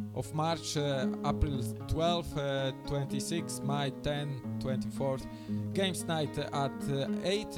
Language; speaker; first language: English; non-native, fluent; Polish